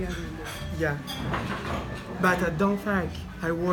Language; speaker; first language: English; non-native, learner; Italian